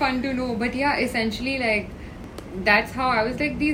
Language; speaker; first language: English; non-native, local second language; Hindi